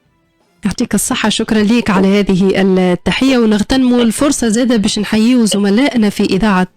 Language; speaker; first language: Arabic; native; Arabic